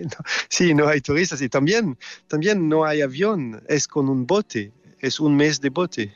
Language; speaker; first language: Spanish; non-native, fluent; French